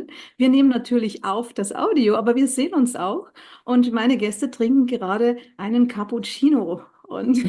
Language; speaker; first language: German; native; German